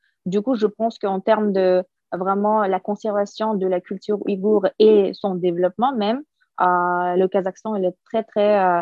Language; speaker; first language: French; non-native, fluent; Uyghur